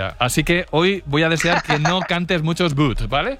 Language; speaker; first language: Spanish; native; Spanish